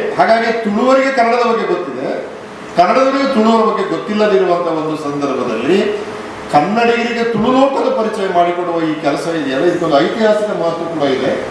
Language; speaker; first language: Kannada; non-native, local second language; Tulu